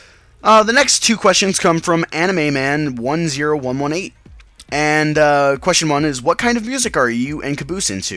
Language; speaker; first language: English; native; English